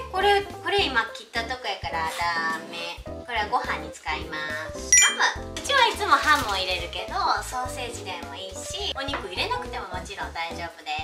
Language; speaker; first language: Japanese; native; Japanese